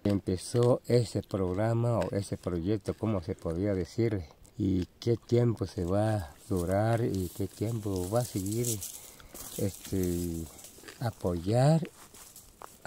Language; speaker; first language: Spanish; non-native, local second language; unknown